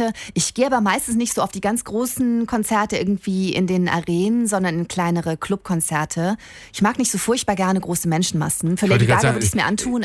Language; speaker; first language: German; native; German